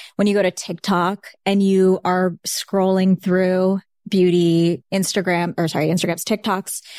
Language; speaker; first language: English; early bilingual, other home language; Bangla